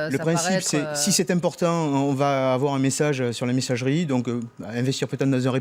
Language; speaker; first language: French; native; French